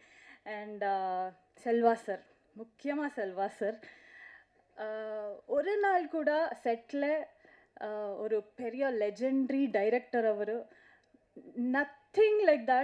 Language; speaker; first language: Tamil; non-native, learner; Kannada